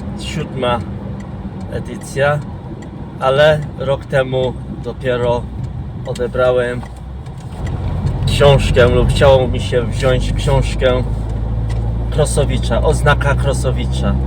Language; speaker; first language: Polish; non-native, fluent; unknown